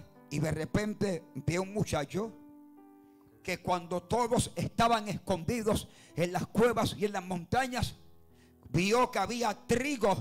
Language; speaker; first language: Spanish; native; Spanish